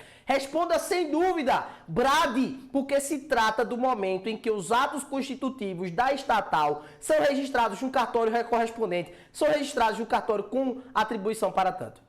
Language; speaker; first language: Portuguese; native; Portuguese